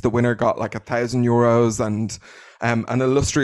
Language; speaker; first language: English; native; English